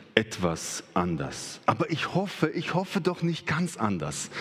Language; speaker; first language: German; early bilingual, other home language; Russian